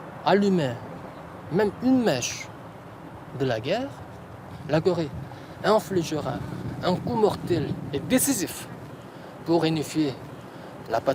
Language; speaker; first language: French; non-native, fluent; Korean